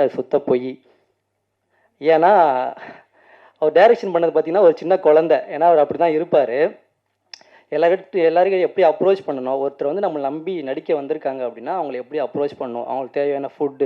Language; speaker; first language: Tamil; native; Tamil